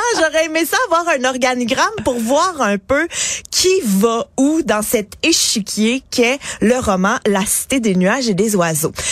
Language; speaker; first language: French; native; French